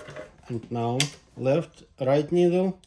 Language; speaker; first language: English; non-native, learner; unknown